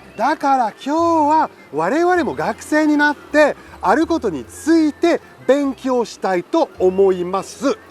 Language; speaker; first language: Japanese; non-native, fluent; French